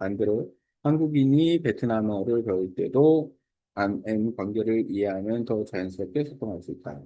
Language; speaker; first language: Korean; native; Korean